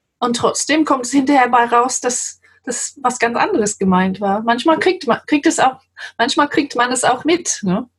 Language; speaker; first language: German; non-native, fluent; English